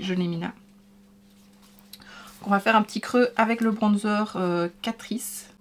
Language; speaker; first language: French; native; French